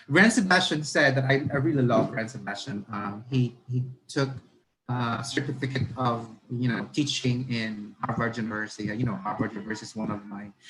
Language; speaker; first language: English; non-native, local second language; Filipino